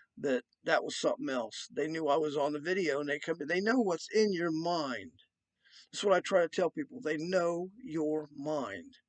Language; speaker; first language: English; native; English